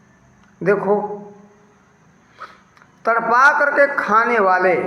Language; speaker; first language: Hindi; native; Hindi